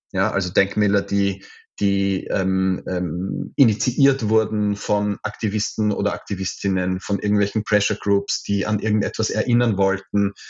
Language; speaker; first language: German; native; German